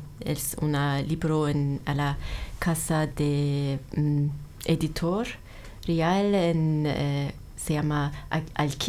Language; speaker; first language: Spanish; non-native, learner; German